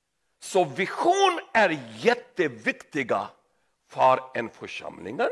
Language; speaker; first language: Swedish; non-native, learner; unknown